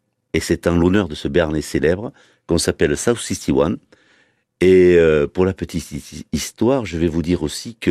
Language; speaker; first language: French; native; French